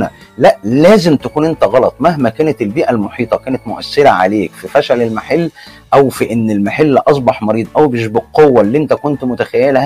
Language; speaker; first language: Arabic; native; Arabic